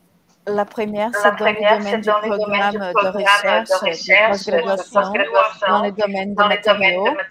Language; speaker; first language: French; non-native, fluent; Portuguese